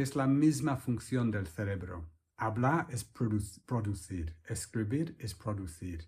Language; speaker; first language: Spanish; non-native, fluent; English